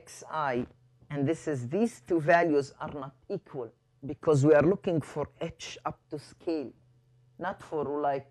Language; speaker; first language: English; non-native, fluent; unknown